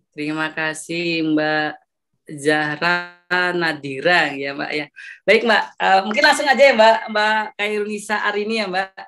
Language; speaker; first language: Indonesian; non-native, local second language; Javanese